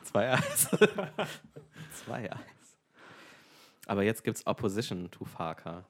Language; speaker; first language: German; native; German